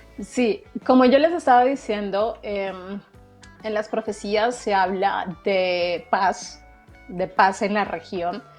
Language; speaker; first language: Spanish; native; Spanish